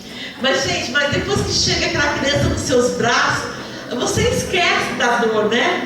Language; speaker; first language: Portuguese; native; Portuguese